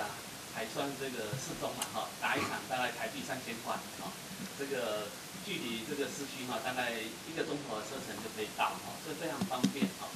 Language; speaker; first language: Chinese; native; Chinese